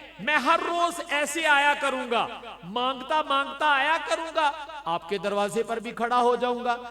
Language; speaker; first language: Urdu; non-native, local second language; Punjabi